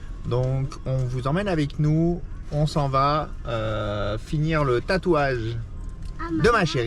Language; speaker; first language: French; native; French